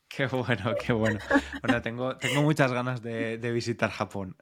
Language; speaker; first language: Spanish; native; Spanish